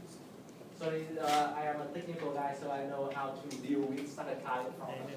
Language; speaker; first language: English; non-native, learner; Vietnamese